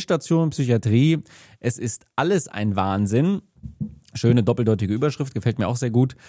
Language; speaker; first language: German; native; German